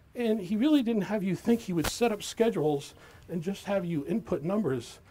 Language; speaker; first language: English; native; English